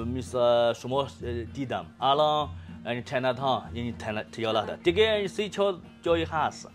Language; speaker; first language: Persian; non-native, learner; Chinese